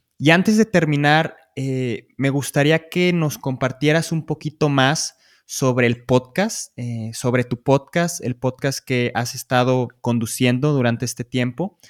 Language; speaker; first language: Spanish; native; Spanish